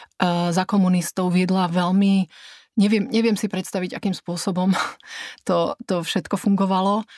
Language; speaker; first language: Slovak; native; Slovak